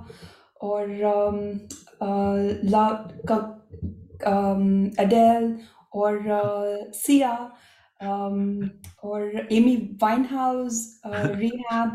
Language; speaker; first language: English; non-native, local second language; Marathi